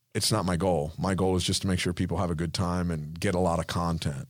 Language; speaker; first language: English; non-native, fluent; Spanish